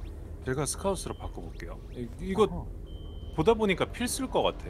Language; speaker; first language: Korean; native; Korean